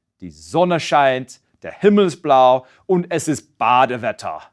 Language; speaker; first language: German; non-native, fluent; English